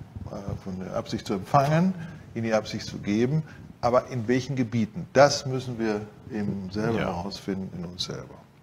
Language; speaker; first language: German; native; German